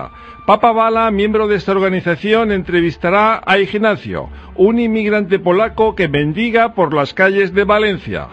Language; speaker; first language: Spanish; native; Spanish